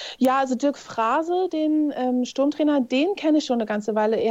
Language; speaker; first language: German; native; German